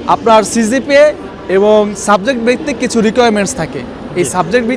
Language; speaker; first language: Bangla; native; Bangla